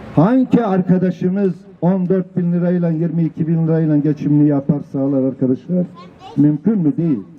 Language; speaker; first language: Turkish; non-native, local second language; Kurdish